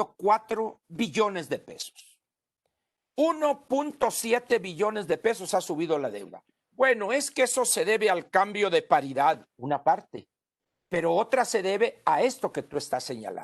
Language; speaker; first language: Spanish; native; Spanish